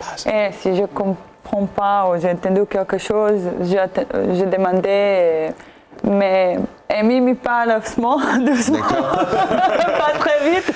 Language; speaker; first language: French; non-native, learner; Serbian